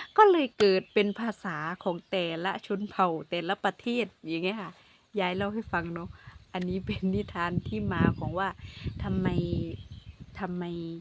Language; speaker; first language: Thai; non-native, local second language; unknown